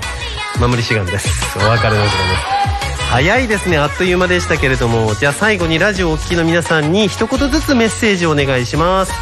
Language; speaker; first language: Japanese; native; Japanese